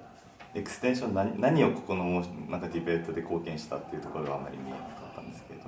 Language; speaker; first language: Japanese; native; Japanese